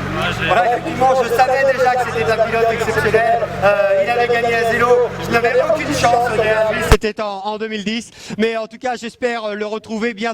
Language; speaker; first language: French; native; French